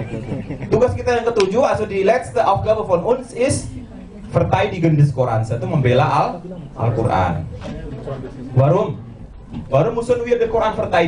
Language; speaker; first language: German; non-native, learner; Indonesian